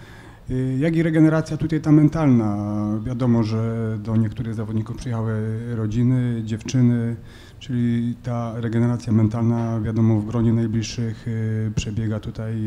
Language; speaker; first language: Polish; native; Polish